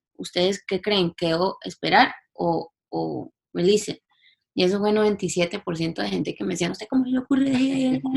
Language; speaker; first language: Spanish; early bilingual, heritage; English